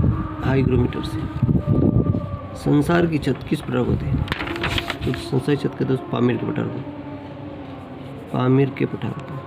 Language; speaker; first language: Hindi; native; Hindi